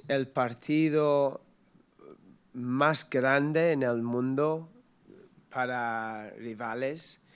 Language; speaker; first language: Spanish; non-native, learner; English